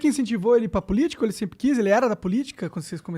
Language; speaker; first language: Portuguese; native; Portuguese